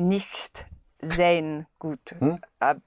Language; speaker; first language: German; non-native, learner; English